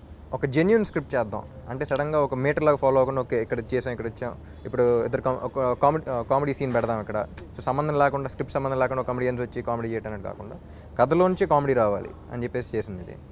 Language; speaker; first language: Telugu; native; Telugu